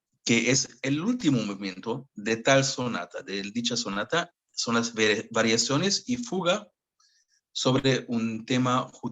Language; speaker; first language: Spanish; non-native, fluent; Hebrew